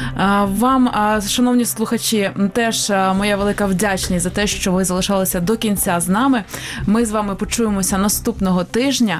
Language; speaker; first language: Ukrainian; native; Ukrainian